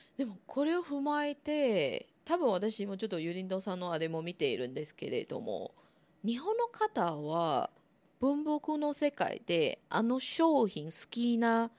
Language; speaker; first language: Japanese; non-native, fluent; Chinese